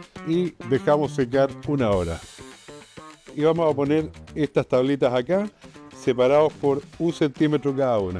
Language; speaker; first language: Spanish; native; Spanish